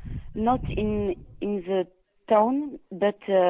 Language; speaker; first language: English; non-native, learner; French